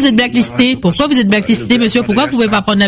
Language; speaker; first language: French; native; French